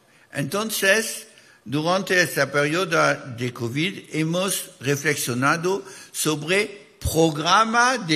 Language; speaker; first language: Spanish; non-native, fluent; French